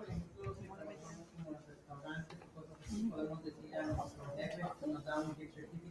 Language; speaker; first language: Spanish; native; Spanish